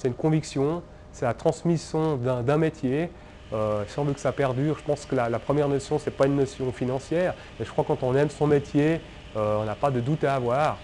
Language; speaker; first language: French; native; French